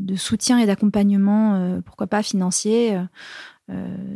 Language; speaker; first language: French; native; French